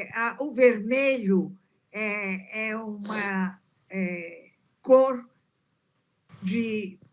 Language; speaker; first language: Portuguese; early bilingual, other home language; Italian